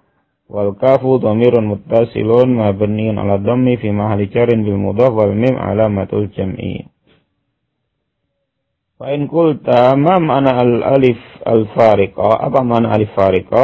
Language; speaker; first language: Arabic; non-native, fluent; Indonesian